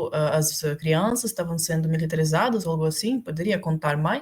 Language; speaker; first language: Portuguese; non-native, fluent; Ukrainian